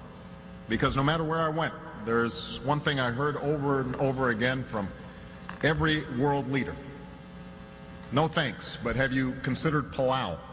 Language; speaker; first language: English; native; English